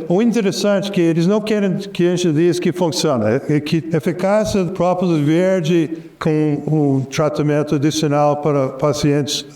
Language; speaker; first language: Portuguese; non-native, fluent; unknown